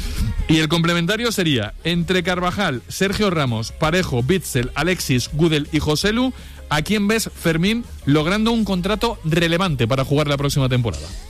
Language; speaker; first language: Spanish; native; Spanish